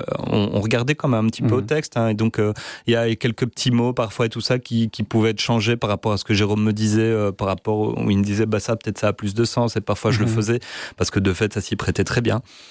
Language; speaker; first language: French; native; French